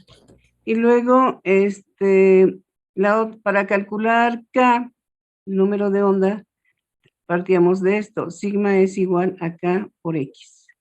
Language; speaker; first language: Spanish; native; Spanish